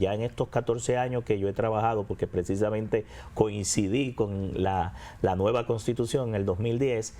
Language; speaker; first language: Spanish; native; Spanish